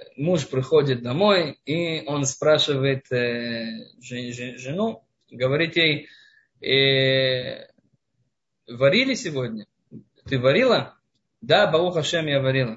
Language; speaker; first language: Russian; non-native, fluent; Hebrew